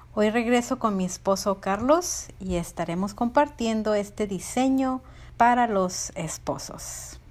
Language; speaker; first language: Spanish; early bilingual, heritage; Spanish